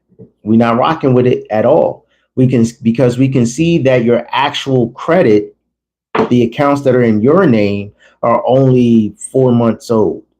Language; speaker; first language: English; native; English